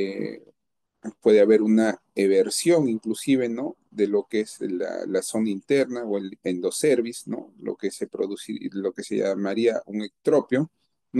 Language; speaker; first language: Spanish; native; Spanish